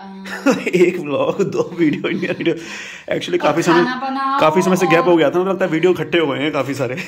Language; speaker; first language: Hindi; native; Hindi